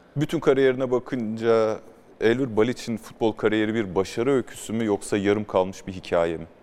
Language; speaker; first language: Turkish; native; Turkish